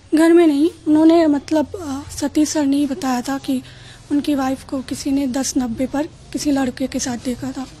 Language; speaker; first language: Hindi; native; Hindi